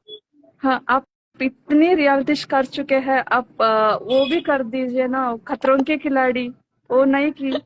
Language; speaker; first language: Hindi; non-native, local second language; Telugu